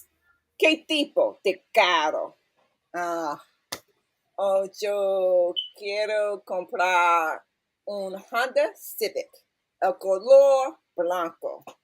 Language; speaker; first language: Spanish; non-native, learner; English